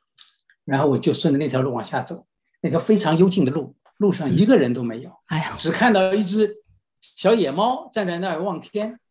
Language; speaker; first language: Chinese; native; Chinese